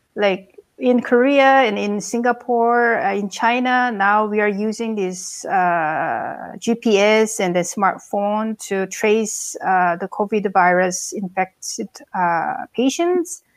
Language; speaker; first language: English; non-native, fluent; Korean